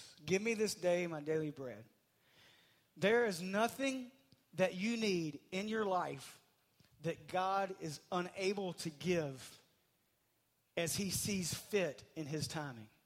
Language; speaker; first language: English; native; English